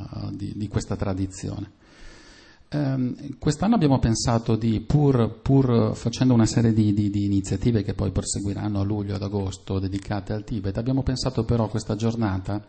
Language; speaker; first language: Italian; native; Italian